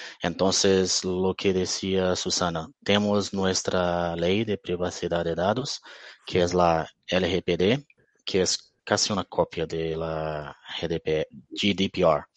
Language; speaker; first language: Spanish; non-native, fluent; Portuguese